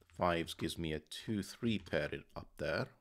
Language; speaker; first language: English; native; English